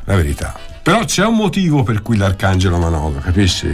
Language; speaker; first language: Italian; native; Italian